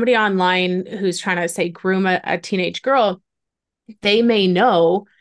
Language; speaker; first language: English; native; English